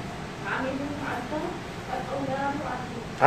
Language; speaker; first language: Arabic; non-native, learner; Urdu